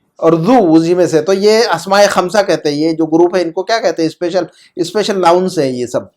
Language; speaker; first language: Urdu; native; Urdu